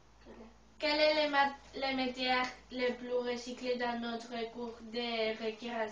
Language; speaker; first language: French; non-native, learner; Spanish